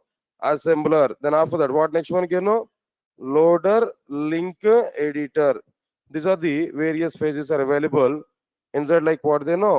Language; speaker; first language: English; non-native, local second language; Telugu